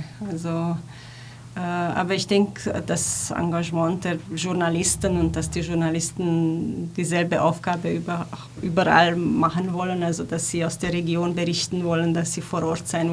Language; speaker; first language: German; non-native, fluent; Hungarian